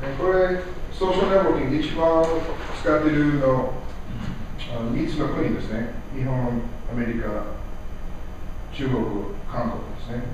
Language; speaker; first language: Japanese; non-native, learner; English